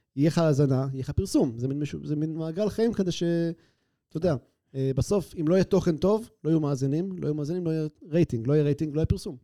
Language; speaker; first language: Hebrew; native; Hebrew